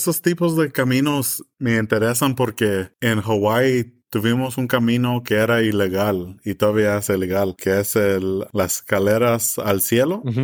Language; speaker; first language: Spanish; early bilingual, heritage; English